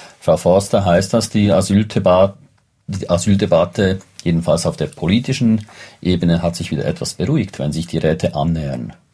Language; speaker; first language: German; native; German